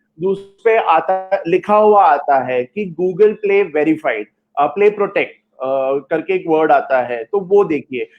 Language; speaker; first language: Hindi; non-native, local second language; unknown